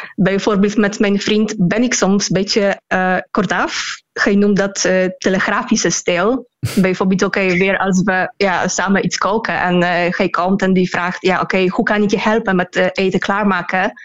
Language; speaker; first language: Dutch; non-native, fluent; Polish